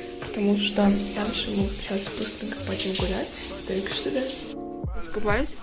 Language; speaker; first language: Russian; non-native, local second language; Azerbaijani